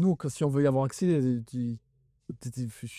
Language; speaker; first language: French; native; French